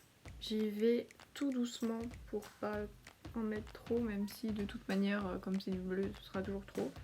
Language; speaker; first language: French; native; French